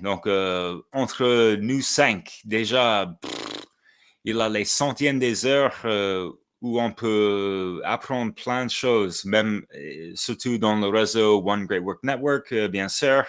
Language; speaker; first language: French; non-native, fluent; English